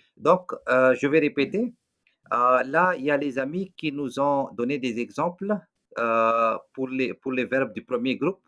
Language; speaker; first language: French; non-native, fluent; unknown